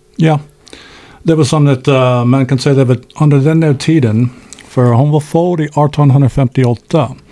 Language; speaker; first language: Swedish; non-native, learner; English